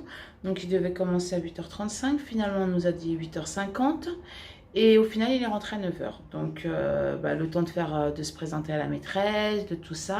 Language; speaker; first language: French; native; French